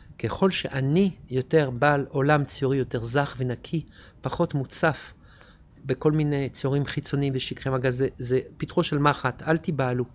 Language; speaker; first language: Hebrew; non-native, fluent; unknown